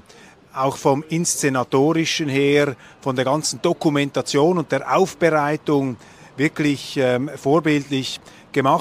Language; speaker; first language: German; native; German